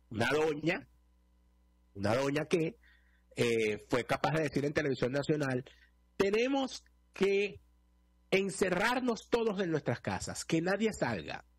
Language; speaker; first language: Spanish; native; Spanish